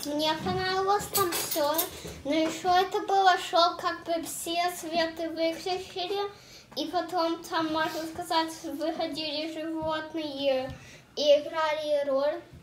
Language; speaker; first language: Russian; early bilingual, heritage; Russian